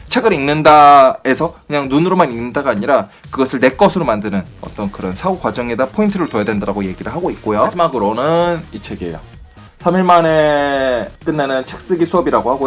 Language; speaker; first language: Korean; native; Korean